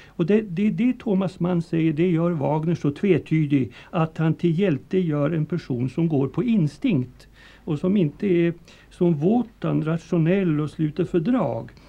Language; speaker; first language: Swedish; native; Swedish